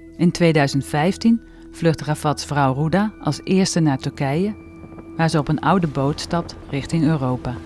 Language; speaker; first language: Dutch; native; Dutch